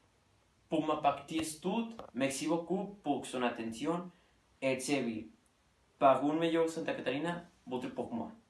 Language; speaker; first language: French; non-native, learner; Spanish